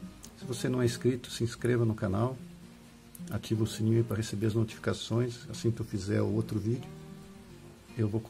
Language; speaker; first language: Portuguese; native; Portuguese